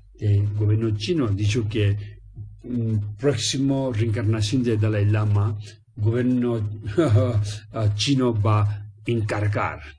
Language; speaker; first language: Spanish; non-native, learner; Tibetan